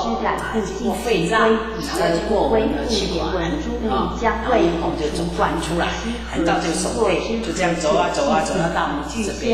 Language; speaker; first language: Chinese; native; Chinese